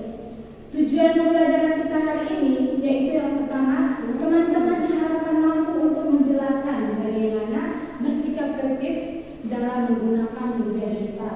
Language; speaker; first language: Indonesian; native; Indonesian